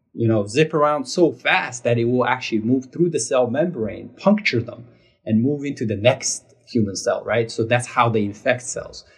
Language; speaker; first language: English; non-native, fluent; Mongolian